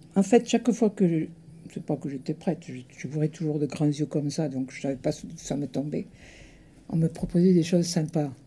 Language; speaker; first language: French; early bilingual, other home language; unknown